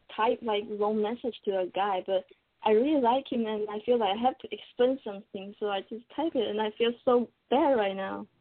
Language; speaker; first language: English; non-native, fluent; Chinese